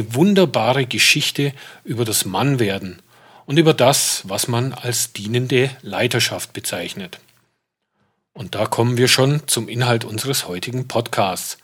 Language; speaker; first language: German; native; German